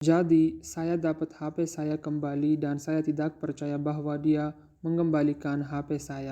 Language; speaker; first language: Indonesian; non-native, fluent; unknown